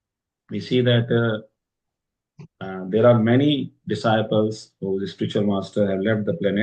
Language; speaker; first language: English; non-native, local second language; Hindi